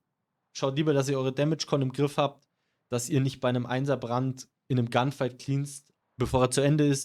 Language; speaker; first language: German; native; German